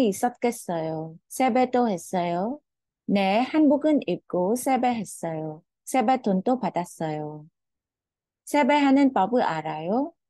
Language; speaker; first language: Korean; non-native, fluent; Khmer